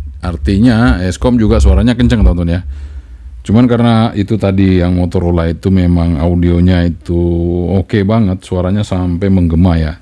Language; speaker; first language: Indonesian; native; Indonesian